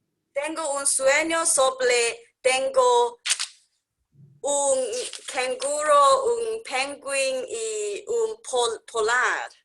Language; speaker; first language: Spanish; non-native, learner; English